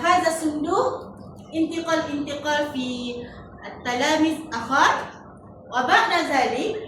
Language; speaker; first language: Arabic; non-native, learner; Malay